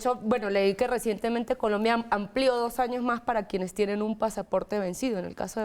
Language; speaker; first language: Spanish; native; Spanish